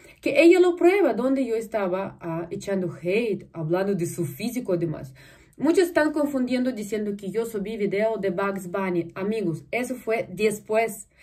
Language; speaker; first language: Spanish; non-native, fluent; Russian